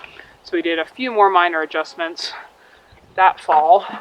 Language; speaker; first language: English; native; English